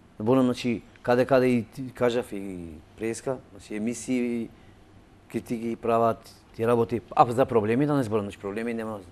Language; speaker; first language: Macedonian; non-native, local second language; Albanian